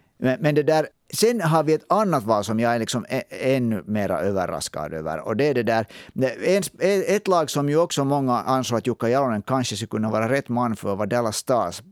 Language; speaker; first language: Swedish; native; Swedish